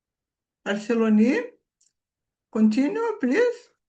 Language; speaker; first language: English; non-native, learner; Portuguese